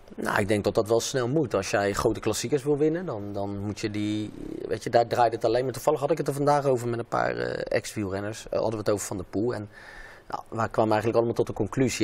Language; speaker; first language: Dutch; native; Dutch